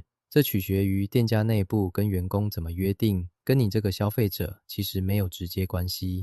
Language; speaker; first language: Chinese; native; Chinese